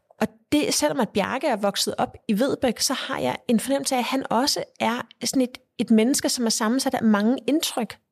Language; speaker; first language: Danish; early bilingual, heritage; Danish